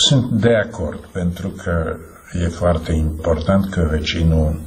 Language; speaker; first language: Romanian; non-native, fluent; Slovak